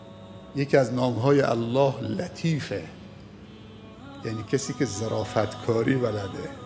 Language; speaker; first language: Persian; native; Persian